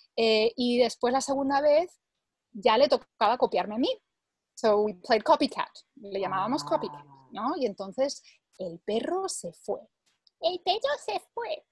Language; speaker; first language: Spanish; early bilingual, other home language; English